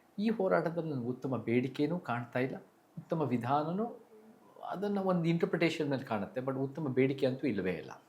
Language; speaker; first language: Kannada; early bilingual, heritage; Kannada